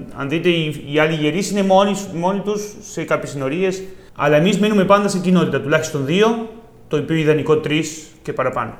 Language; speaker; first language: Greek; non-native, fluent; Spanish